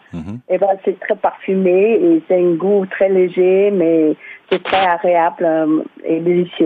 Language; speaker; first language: French; non-native, fluent; Vietnamese